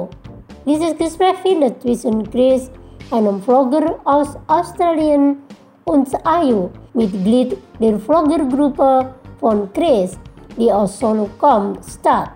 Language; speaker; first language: German; non-native, fluent; Indonesian